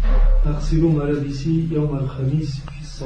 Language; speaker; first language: Arabic; non-native, learner; French